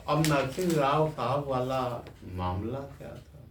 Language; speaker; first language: Hindi; native; Hindi